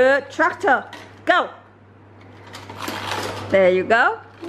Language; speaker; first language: English; non-native, fluent; Vietnamese